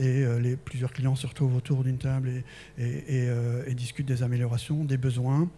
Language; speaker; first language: French; native; French